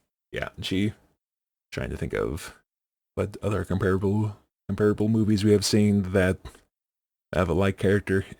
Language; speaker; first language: English; native; English